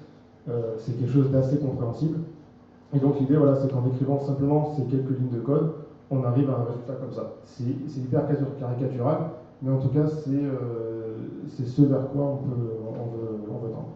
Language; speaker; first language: French; native; French